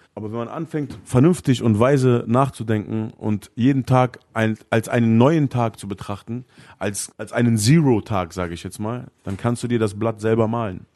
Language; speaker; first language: German; early bilingual, other home language; Arabic